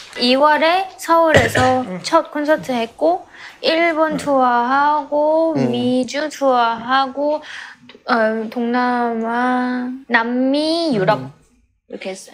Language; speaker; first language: Korean; non-native, fluent; Chinese